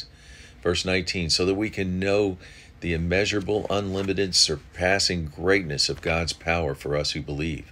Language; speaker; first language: English; native; English